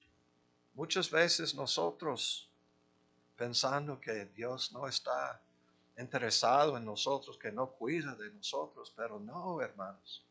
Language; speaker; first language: Spanish; non-native, fluent; English